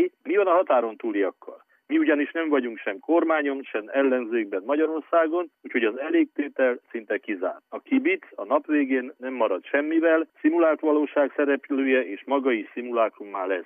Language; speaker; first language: Hungarian; native; Hungarian